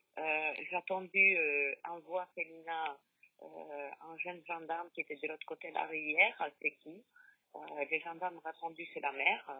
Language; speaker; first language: French; non-native, learner; Polish